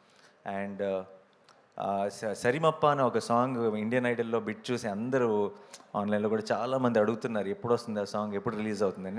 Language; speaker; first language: Telugu; native; Telugu